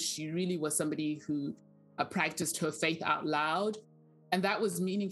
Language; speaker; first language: English; non-native, local second language; Shona